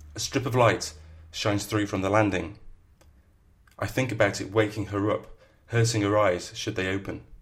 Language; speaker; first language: English; native; English